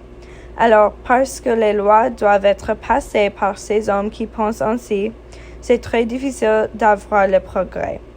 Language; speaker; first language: French; non-native, fluent; English